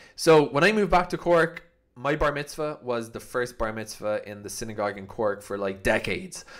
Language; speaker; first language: English; native; English